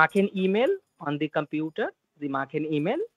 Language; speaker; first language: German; non-native, learner; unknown